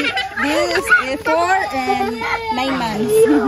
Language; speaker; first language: English; non-native, local second language; Cebuano